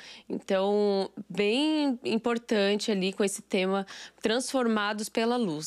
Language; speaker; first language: Portuguese; native; Portuguese